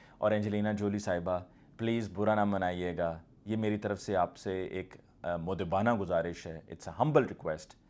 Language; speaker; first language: Urdu; native; Urdu